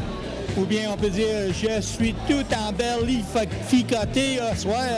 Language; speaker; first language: French; non-native, learner; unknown